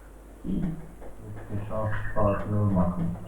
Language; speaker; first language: German; non-native, learner; Hindi